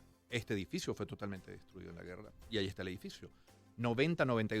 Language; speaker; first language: Spanish; native; Spanish